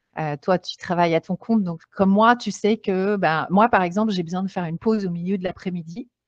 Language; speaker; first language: French; native; French